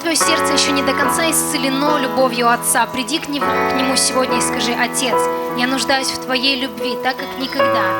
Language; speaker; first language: Russian; native; Russian